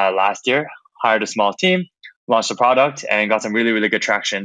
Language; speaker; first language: English; native; English